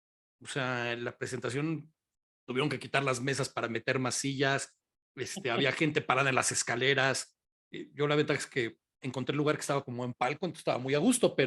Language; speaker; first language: Spanish; native; Spanish